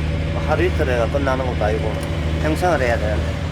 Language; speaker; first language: Korean; native; Korean